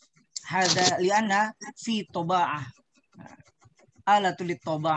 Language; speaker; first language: Arabic; non-native, learner; Indonesian